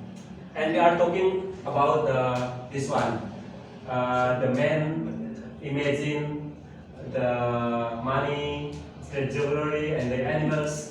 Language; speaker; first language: English; non-native, learner; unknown